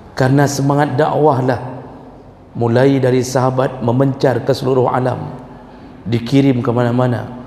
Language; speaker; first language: Malay; non-native, local second language; Achinese